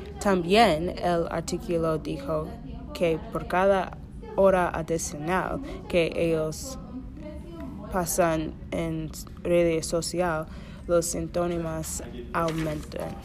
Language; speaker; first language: Spanish; non-native, learner; English